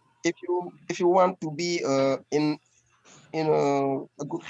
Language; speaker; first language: English; non-native, learner; French